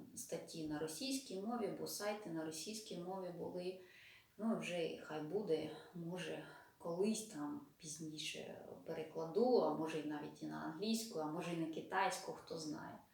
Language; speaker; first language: Ukrainian; non-native, local second language; Russian